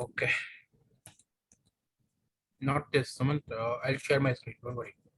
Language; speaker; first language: English; non-native, local second language; Hindi